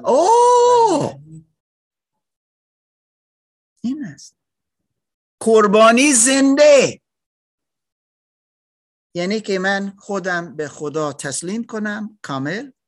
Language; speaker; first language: Persian; non-native, learner; English